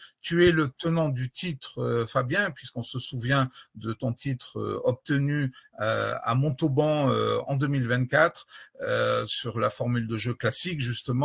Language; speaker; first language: French; native; French